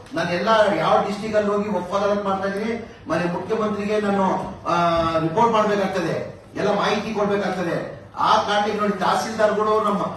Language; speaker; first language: Kannada; non-native, local second language; Urdu